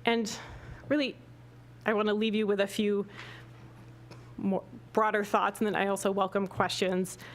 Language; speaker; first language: English; native; English